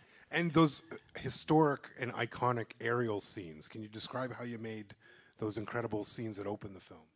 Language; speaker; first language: English; native; English